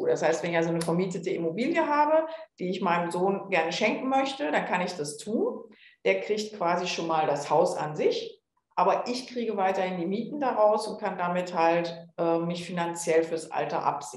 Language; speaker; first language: German; native; German